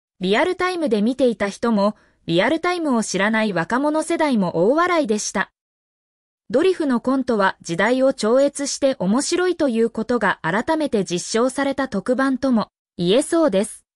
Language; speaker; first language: Japanese; native; Japanese